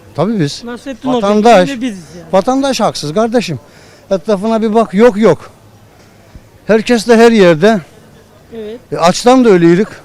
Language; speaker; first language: Turkish; native; Turkish